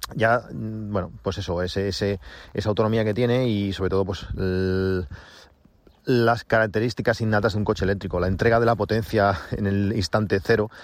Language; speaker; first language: Spanish; native; Spanish